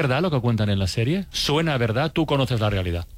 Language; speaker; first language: Spanish; native; Spanish